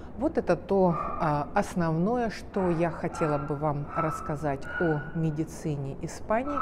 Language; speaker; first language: Russian; native; Russian